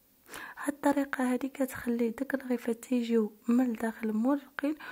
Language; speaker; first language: Arabic; native; Arabic